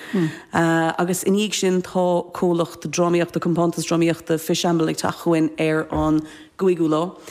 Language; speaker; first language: Irish; native; Irish